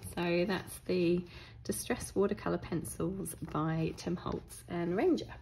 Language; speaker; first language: English; native; English